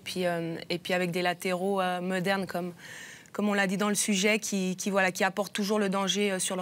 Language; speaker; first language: French; native; French